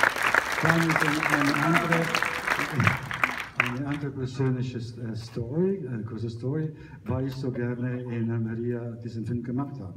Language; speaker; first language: German; non-native, learner; Italian